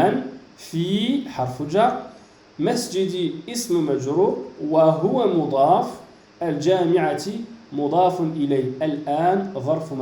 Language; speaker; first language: Arabic; non-native, fluent; French